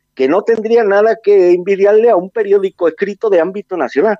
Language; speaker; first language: Spanish; native; Spanish